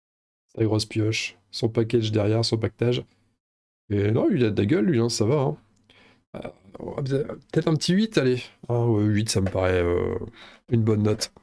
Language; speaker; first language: French; native; French